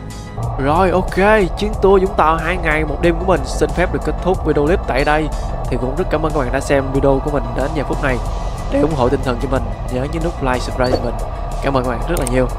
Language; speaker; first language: Vietnamese; native; Vietnamese